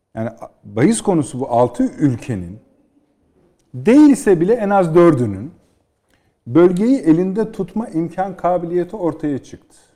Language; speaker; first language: Turkish; native; Turkish